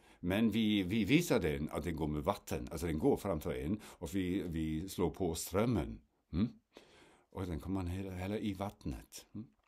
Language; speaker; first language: Swedish; non-native, fluent; German